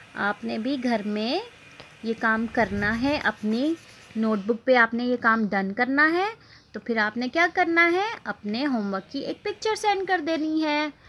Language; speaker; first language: Urdu; native; Urdu